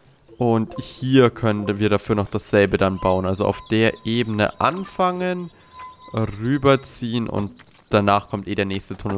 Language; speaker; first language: German; native; German